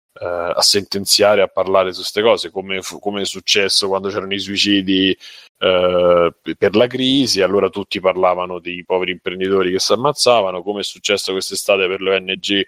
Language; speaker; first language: Italian; native; Italian